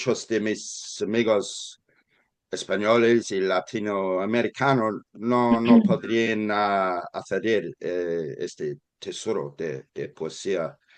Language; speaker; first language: Spanish; non-native, fluent; English